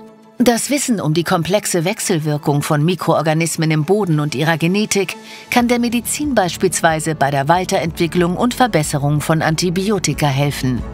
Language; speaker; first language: German; native; German